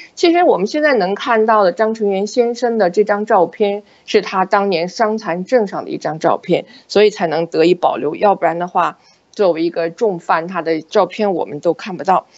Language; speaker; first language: Chinese; native; Chinese